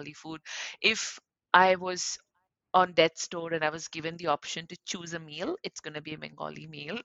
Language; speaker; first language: English; non-native, local second language; Punjabi